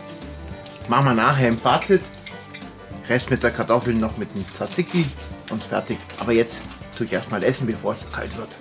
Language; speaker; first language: German; native; German